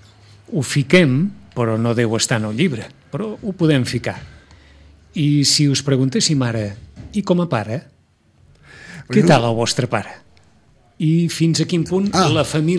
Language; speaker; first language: Catalan; native; Catalan